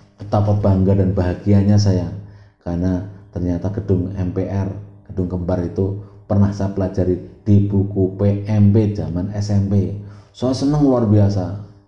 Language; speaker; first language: Indonesian; non-native, local second language; Javanese